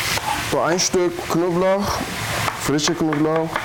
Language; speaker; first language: German; non-native, learner; Turkish